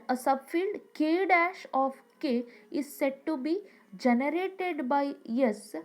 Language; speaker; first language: English; non-native, local second language; Kannada